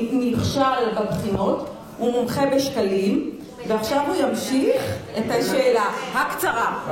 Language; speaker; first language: Hebrew; native; Hebrew